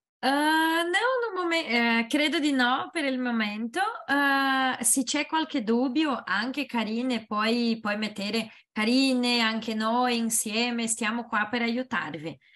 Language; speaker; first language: Italian; non-native, learner; Portuguese